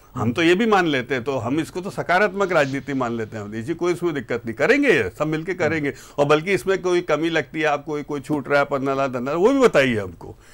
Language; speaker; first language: Hindi; native; Hindi